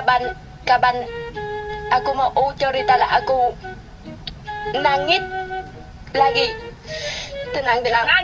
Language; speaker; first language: Indonesian; non-native, learner; Vietnamese